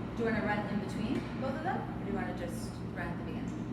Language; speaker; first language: English; native; English